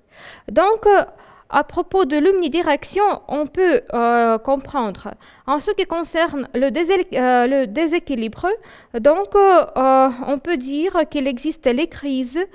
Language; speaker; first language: French; non-native, fluent; Russian